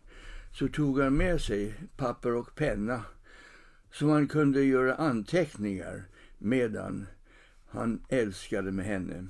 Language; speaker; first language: Swedish; non-native, fluent; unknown